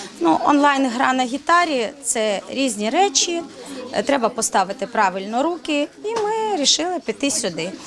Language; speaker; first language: Ukrainian; native; Ukrainian